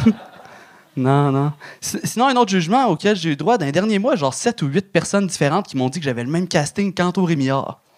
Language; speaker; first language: French; native; French